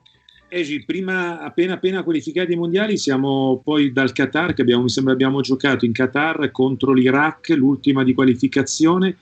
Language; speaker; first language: Italian; native; Italian